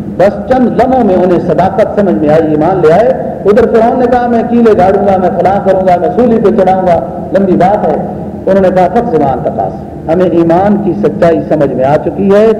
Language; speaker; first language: Urdu; native; Urdu